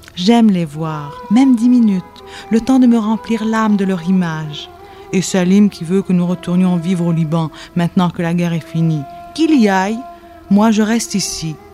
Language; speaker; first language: French; non-native, local second language; Arabic